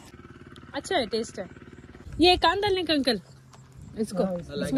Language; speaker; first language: Hindi; non-native, local second language; Kannada